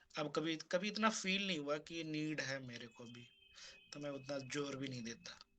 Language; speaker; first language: Hindi; native; Hindi